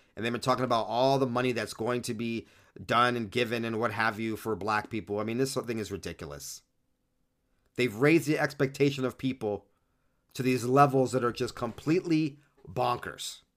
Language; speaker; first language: English; early bilingual, other home language; Spanish